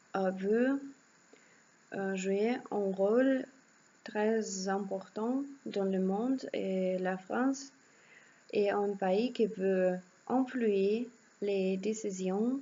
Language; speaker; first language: French; non-native, learner; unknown